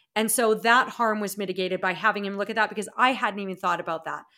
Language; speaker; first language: English; native; English